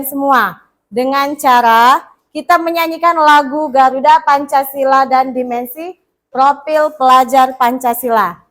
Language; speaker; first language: Indonesian; native; Indonesian